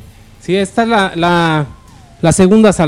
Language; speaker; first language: Spanish; native; Spanish